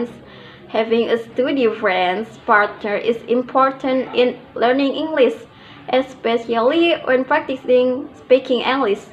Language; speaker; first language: English; non-native, learner; Indonesian